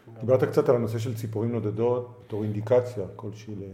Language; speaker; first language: Hebrew; native; Hebrew